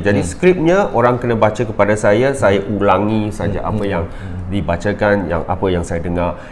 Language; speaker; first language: Malay; non-native, local second language; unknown